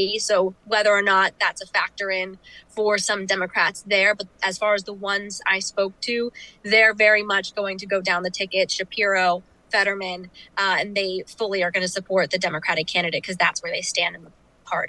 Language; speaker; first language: English; native; English